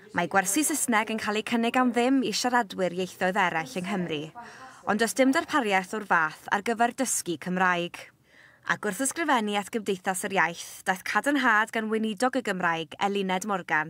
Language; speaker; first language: Welsh; native; Welsh